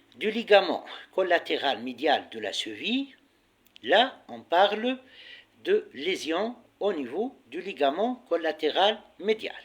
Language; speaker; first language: French; non-native, local second language; Arabic